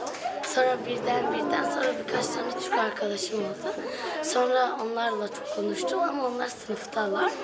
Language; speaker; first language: Turkish; early bilingual, other home language; Persian